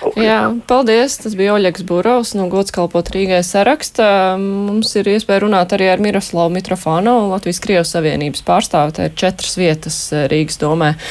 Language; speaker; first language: Latvian; native; Latvian